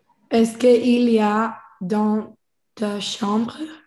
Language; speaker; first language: French; non-native, learner; English